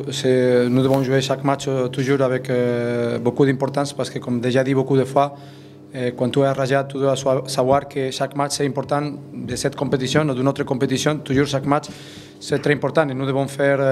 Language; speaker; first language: French; non-native, fluent; Spanish